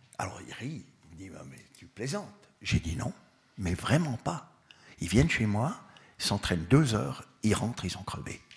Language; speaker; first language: French; native; French